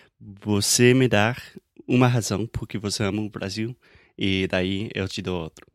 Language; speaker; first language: Portuguese; non-native, fluent; English